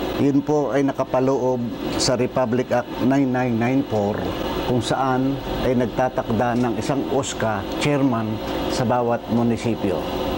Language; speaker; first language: Filipino; native; Filipino